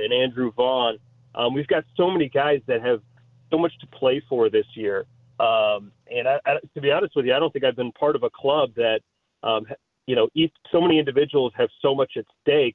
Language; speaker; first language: English; native; English